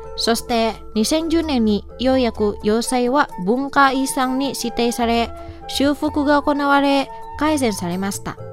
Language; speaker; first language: Japanese; non-native, fluent; Indonesian